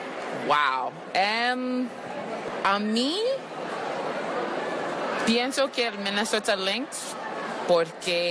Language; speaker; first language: Spanish; non-native, learner; English